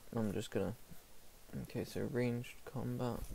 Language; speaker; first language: English; native; English